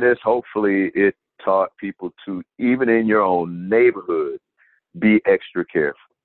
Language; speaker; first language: English; native; English